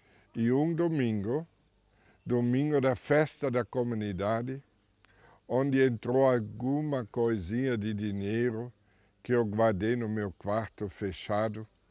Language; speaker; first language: Portuguese; non-native, fluent; German